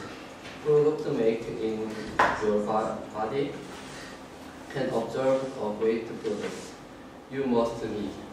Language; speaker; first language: English; non-native, learner; Korean